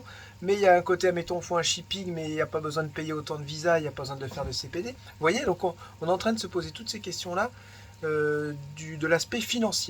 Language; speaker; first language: French; native; French